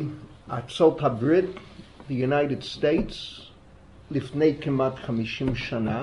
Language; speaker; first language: Hebrew; non-native, fluent; English